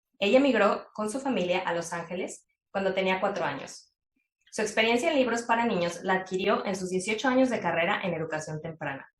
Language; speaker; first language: Spanish; native; Spanish